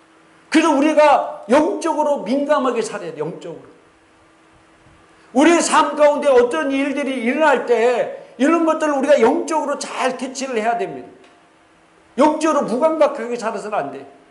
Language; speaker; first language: Korean; native; Korean